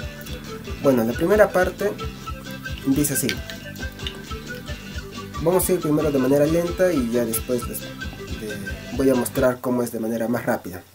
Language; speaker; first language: Spanish; native; Spanish